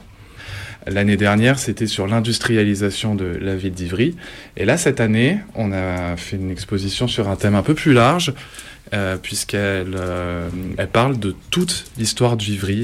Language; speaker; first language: French; native; French